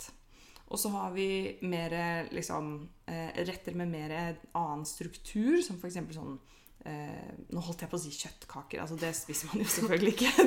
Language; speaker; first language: Norwegian; native; Norwegian